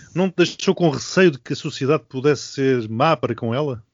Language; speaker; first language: Portuguese; native; Portuguese